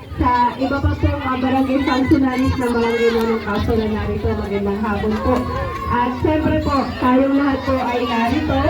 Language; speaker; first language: Filipino; native; Filipino